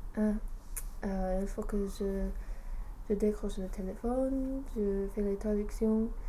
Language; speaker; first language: French; non-native, learner; English